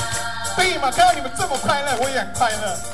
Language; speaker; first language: Chinese; native; Chinese